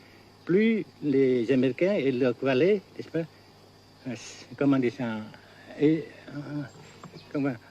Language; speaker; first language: French; non-native, local second language; Vietnamese